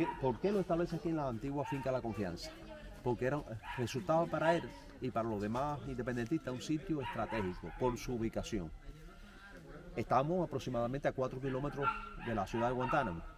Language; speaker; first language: Spanish; native; Spanish